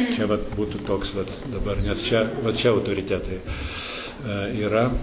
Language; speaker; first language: Lithuanian; early bilingual, heritage; Lithuanian